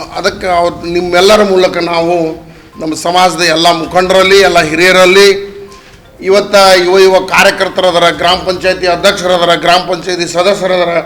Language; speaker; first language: Kannada; non-native, local second language; Lambadi